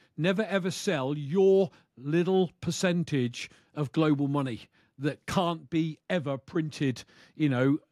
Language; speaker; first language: English; native; English